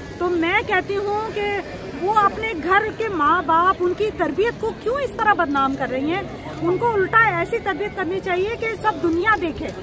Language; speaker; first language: Urdu; non-native, local second language; Punjabi